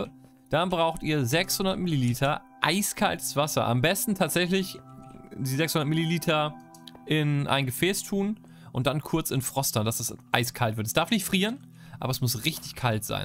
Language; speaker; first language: German; native; German